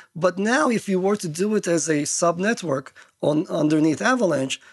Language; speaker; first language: English; non-native, fluent; Turkish